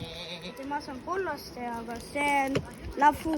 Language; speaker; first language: Estonian; early bilingual, other home language; Ukrainian